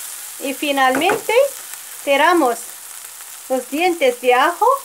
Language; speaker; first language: Spanish; non-native, fluent; Arabic